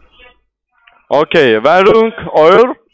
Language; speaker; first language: German; non-native, learner; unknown